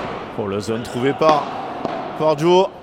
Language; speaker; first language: French; native; French